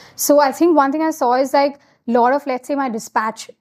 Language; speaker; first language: English; non-native, local second language; Hindi